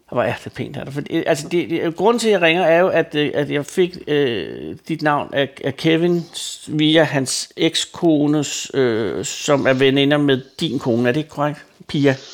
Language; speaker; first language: Danish; native; Danish